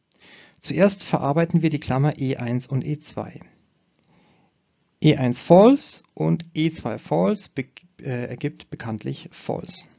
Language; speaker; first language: German; native; German